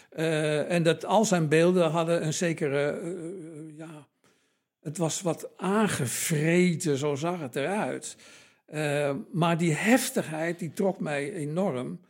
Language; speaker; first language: Dutch; native; Dutch